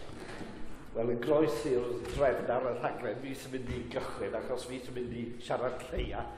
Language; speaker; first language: Welsh; native; Welsh